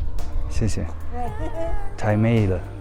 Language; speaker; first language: Chinese; non-native, learner; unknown